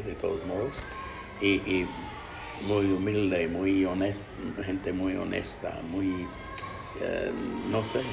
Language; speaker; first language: Spanish; non-native, fluent; English